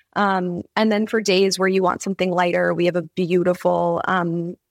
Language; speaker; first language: English; native; English